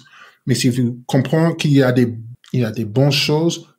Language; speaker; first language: French; non-native, learner; English